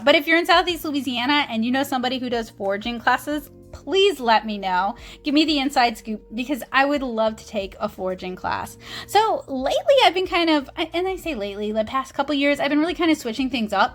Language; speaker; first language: English; native; English